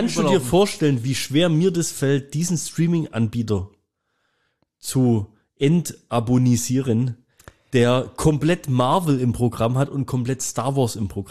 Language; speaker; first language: German; native; German